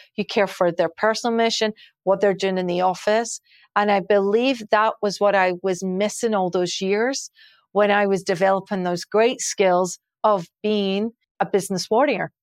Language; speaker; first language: English; native; English